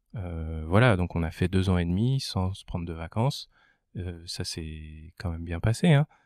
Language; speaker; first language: French; native; French